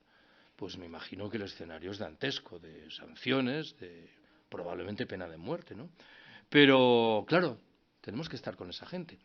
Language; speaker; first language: Spanish; native; Spanish